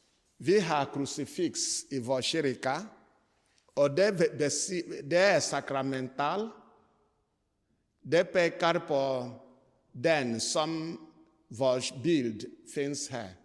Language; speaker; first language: Swedish; non-native, fluent; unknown